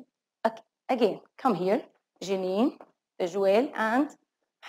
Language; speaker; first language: English; non-native, fluent; Arabic